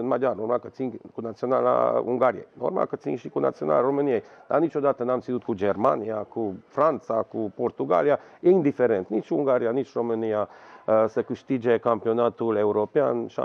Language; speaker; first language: Romanian; non-native, local second language; Hungarian